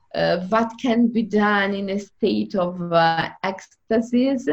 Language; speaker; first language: English; non-native, fluent; Italian